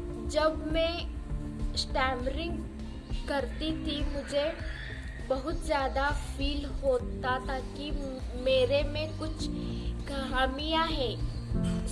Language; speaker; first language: Hindi; non-native, local second language; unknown